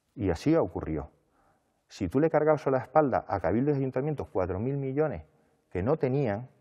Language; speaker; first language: Spanish; native; Spanish